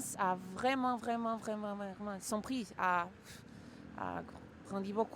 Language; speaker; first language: French; non-native, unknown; Portuguese